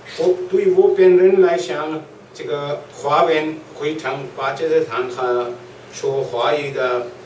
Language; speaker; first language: Chinese; non-native, learner; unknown